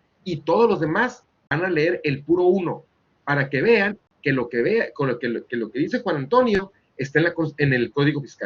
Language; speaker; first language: Spanish; native; Spanish